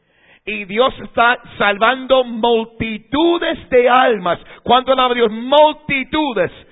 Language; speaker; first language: Spanish; non-native, fluent; English